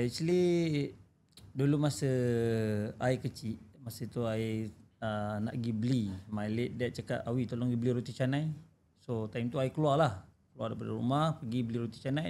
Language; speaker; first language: Malay; native; Malay